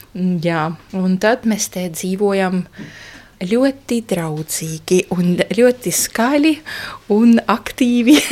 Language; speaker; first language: Latvian; non-native, fluent; Estonian